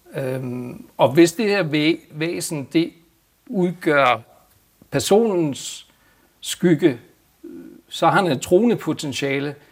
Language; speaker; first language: Danish; native; Danish